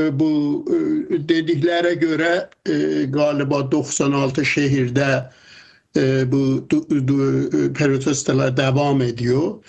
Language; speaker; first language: Turkish; non-native, fluent; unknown